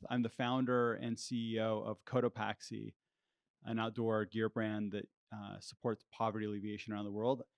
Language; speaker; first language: English; early bilingual, heritage; English